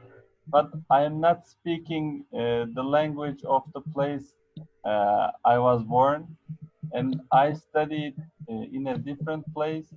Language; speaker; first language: English; non-native, fluent; Arabic